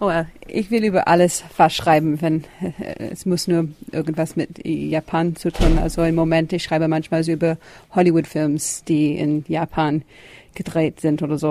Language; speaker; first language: German; non-native, fluent; English